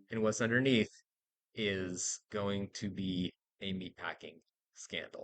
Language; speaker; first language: English; native; English